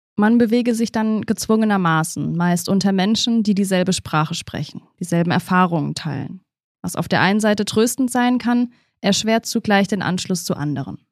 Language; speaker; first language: German; native; German